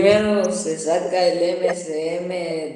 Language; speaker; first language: Spanish; native; Spanish